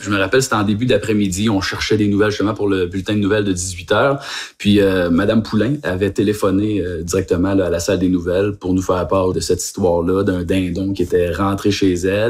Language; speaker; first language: French; native; French